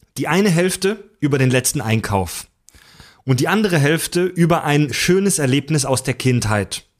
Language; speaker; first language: German; native; German